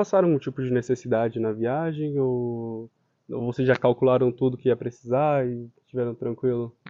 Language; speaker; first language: Portuguese; native; Portuguese